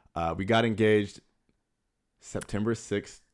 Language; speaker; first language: English; native; English